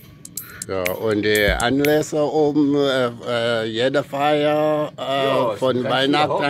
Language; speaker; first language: German; non-native, learner; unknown